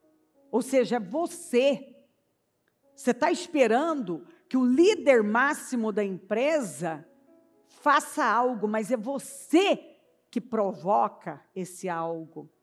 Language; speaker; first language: Portuguese; native; Portuguese